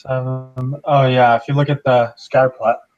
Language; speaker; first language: English; native; English